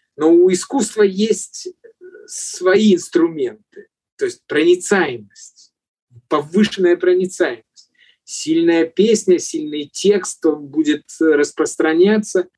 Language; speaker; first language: Russian; native; Russian